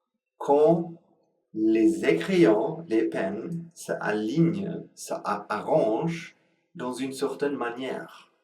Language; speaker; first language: French; non-native, learner; Sinhala